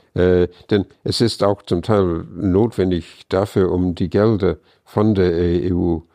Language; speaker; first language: German; non-native, fluent; English